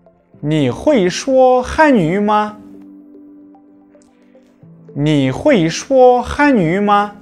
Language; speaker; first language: Chinese; non-native, fluent; Kazakh